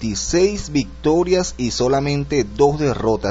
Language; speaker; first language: Spanish; native; Spanish